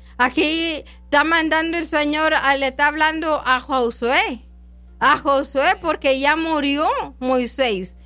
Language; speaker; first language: Spanish; non-native, local second language; English